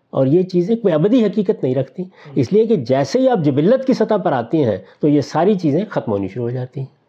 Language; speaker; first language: Urdu; non-native, local second language; Punjabi